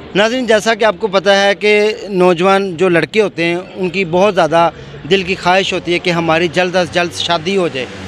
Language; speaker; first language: Urdu; non-native, local second language; Punjabi